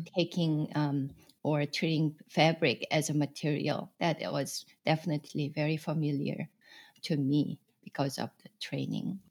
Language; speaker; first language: English; non-native, fluent; Korean